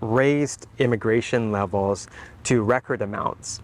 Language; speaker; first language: English; native; English